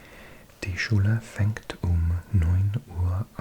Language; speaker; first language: German; non-native, learner; English